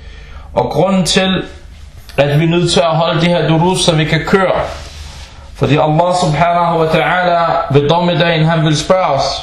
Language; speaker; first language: Danish; early bilingual, other home language; Arabic